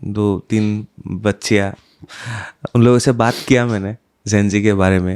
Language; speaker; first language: Hindi; non-native, local second language; Assamese